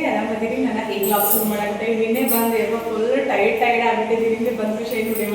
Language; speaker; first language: Kannada; native; Kannada